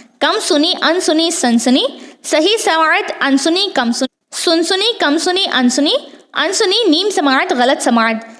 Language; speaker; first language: Urdu; native; Urdu